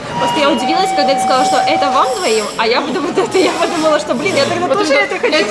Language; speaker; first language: Russian; native; Russian